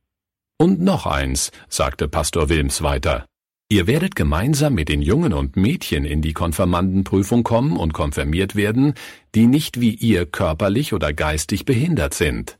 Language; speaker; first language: German; native; German